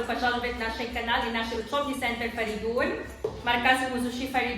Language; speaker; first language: Russian; non-native, learner; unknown